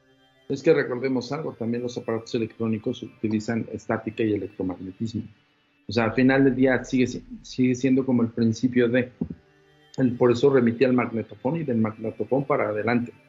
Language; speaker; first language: Spanish; native; Spanish